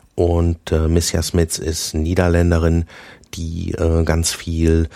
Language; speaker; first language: German; native; German